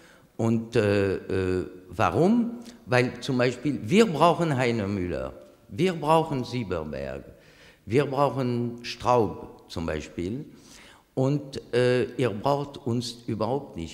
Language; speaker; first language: German; non-native, fluent; French